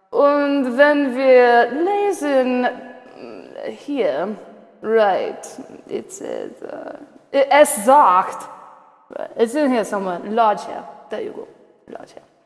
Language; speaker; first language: German; non-native, learner; English